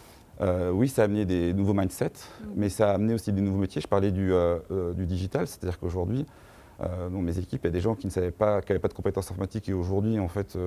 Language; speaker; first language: French; native; French